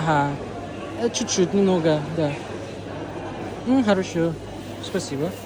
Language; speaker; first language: Russian; non-native, learner; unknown